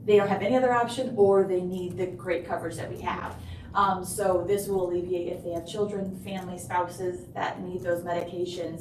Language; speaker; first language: English; native; English